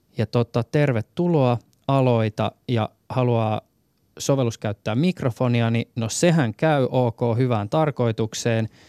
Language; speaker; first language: Finnish; native; Finnish